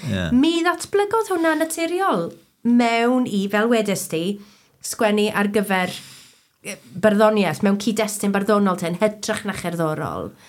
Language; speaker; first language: Welsh; native; Welsh